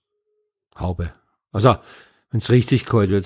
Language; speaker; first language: German; native; German